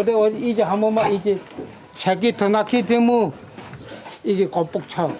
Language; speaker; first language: Korean; early bilingual, heritage; Korean